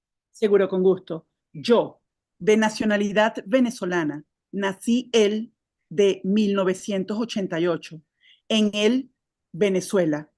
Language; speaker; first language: Spanish; native; Spanish